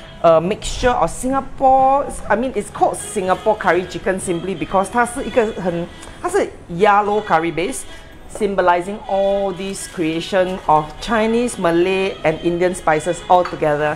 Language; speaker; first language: English; non-native, local second language; Chinese